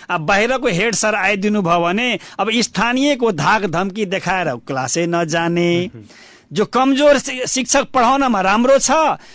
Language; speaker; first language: Nepali; non-native, local second language; Bhojpuri